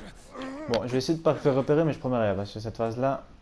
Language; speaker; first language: French; native; French